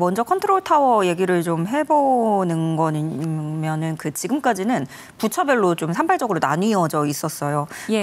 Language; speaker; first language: Korean; native; Korean